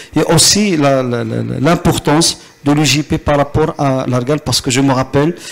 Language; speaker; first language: French; non-native, local second language; Arabic